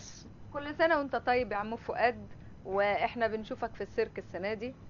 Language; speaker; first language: Arabic; native; Arabic